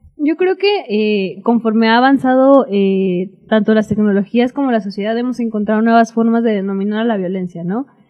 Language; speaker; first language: Spanish; native; Spanish